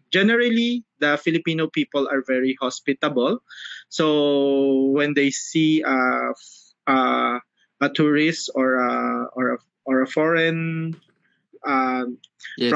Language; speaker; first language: English; non-native, local second language; Filipino